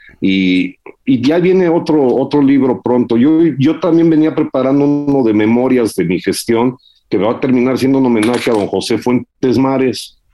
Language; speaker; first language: Spanish; early bilingual, heritage; Spanish